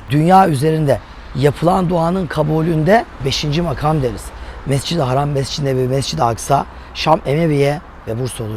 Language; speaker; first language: Turkish; native; Turkish